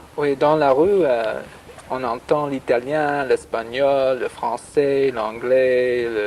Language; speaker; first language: French; non-native, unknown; English